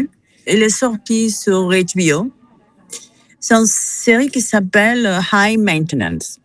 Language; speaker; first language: French; non-native, fluent; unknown